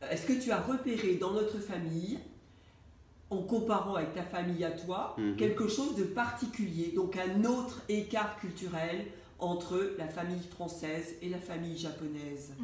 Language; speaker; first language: French; native; French